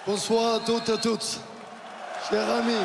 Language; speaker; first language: French; non-native, learner; Arabic